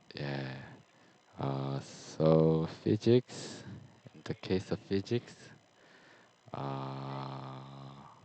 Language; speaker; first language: English; non-native, learner; Korean